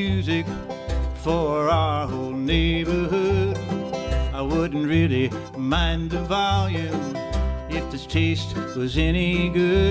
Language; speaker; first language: English; native; English